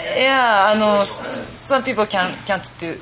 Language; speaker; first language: English; non-native, fluent; Japanese